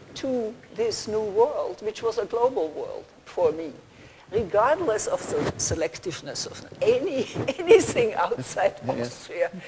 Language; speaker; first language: English; non-native, fluent; German